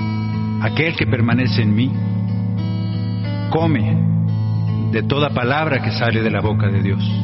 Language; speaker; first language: Spanish; native; Spanish